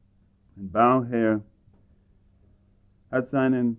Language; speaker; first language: German; non-native, fluent; English